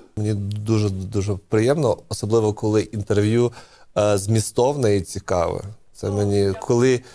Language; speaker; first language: Ukrainian; non-native, local second language; Russian